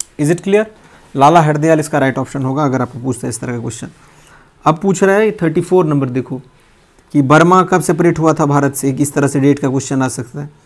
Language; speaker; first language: Hindi; native; Hindi